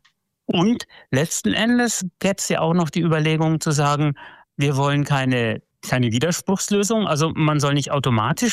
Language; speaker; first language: German; native; German